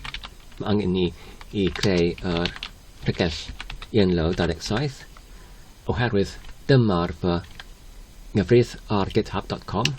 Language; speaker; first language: Welsh; non-native, fluent; English